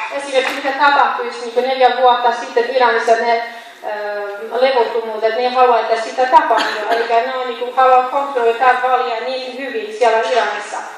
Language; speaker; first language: Finnish; non-native, fluent; Persian